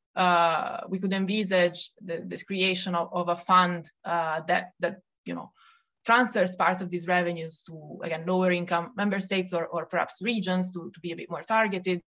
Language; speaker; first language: English; non-native, fluent; Italian